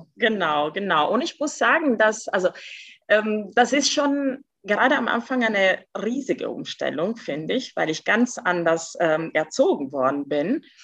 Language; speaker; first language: German; non-native, fluent; Italian